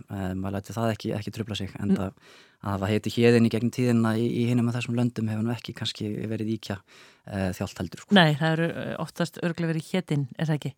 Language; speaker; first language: Icelandic; native; Icelandic